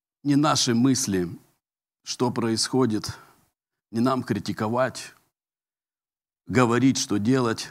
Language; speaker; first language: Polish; non-native, learner; Russian